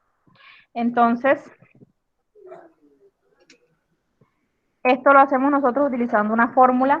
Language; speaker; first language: Spanish; native; Spanish